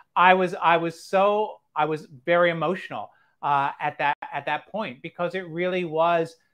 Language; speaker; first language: English; native; English